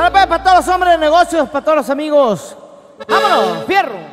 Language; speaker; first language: Spanish; native; Spanish